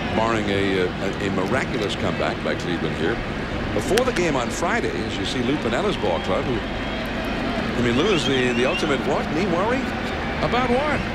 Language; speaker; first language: English; native; English